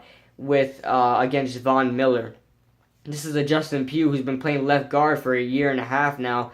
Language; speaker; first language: English; native; English